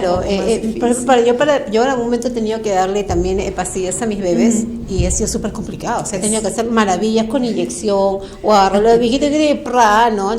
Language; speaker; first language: Spanish; native; Spanish